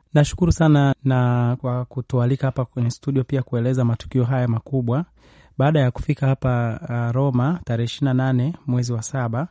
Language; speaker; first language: Swahili; native; Swahili